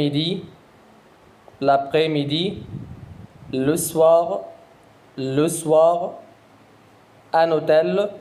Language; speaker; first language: French; non-native, fluent; Arabic